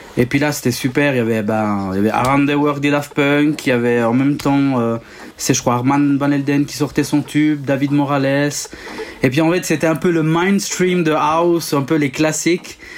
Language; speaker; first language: French; non-native, local second language; Italian